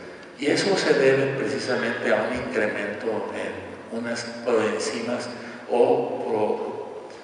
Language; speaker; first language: Spanish; native; Spanish